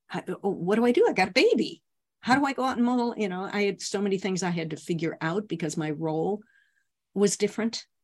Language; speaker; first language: English; native; English